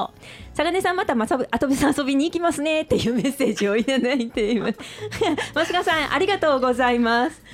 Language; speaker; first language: Japanese; native; Japanese